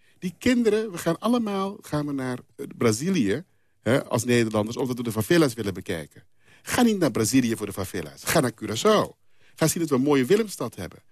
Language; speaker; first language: Dutch; non-native, local second language; Papiamento